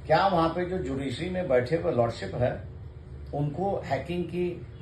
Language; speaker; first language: Hindi; non-native, local second language; Marathi